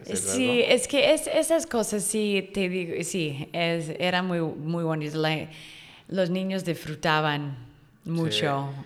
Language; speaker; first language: Spanish; non-native, fluent; English